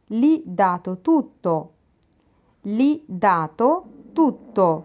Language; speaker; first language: Italian; non-native, learner; Bangla